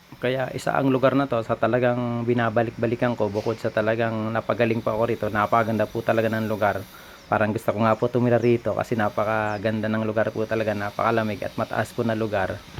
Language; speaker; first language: Filipino; non-native, local second language; Bikol